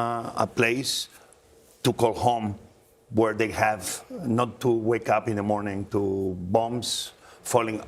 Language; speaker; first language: English; non-native, fluent; Spanish